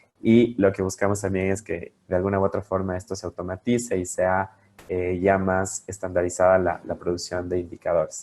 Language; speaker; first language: Spanish; native; Spanish